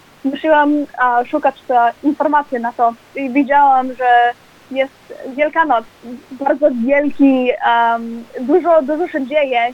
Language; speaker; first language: Polish; early bilingual, heritage; Polish